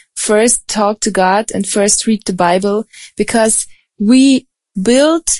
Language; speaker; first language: English; non-native, fluent; Russian